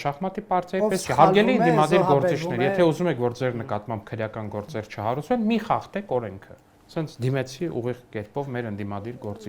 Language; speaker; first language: Armenian; native; Armenian